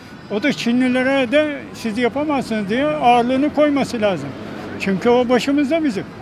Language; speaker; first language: Turkish; native; Turkish